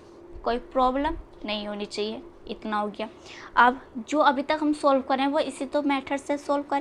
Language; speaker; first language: Hindi; native; Hindi